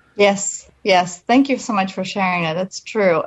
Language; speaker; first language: English; non-native, fluent; Polish